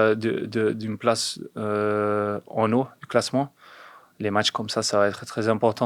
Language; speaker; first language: French; non-native, fluent; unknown